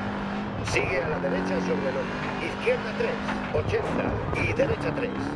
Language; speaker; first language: Spanish; native; Spanish